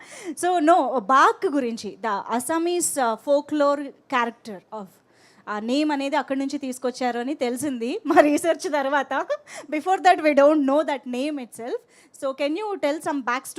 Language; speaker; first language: Telugu; native; Telugu